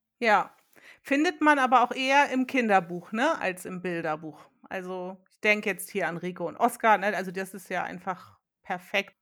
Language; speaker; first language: German; early bilingual, other home language; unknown